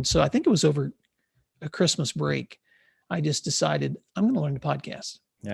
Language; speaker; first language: English; native; English